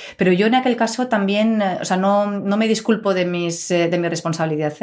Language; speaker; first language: Spanish; native; Spanish